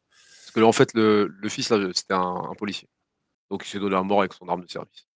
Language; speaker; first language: French; native; French